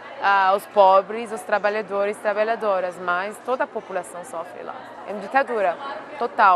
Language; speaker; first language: Portuguese; non-native, fluent; Arabic